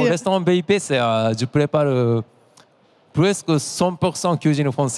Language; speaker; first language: French; non-native, learner; Japanese